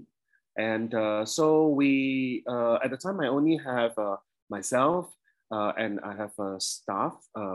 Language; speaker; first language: English; early bilingual, other home language; Indonesian